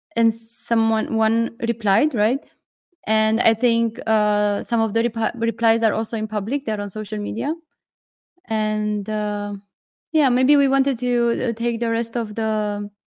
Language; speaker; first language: English; non-native, fluent; Romanian